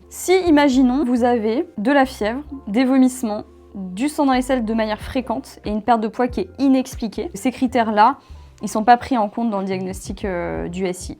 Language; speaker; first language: French; native; French